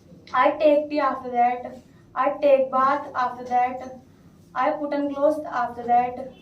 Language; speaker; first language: English; non-native, learner; Hindi